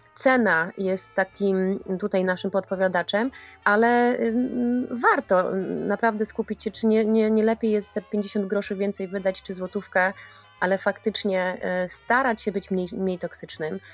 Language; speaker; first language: Polish; native; Polish